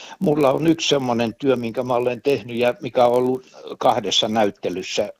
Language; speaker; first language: Finnish; native; Finnish